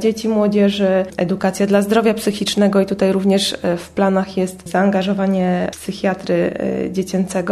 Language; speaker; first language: Polish; native; Polish